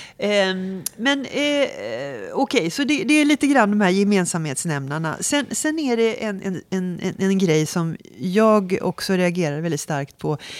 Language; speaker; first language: Swedish; native; Swedish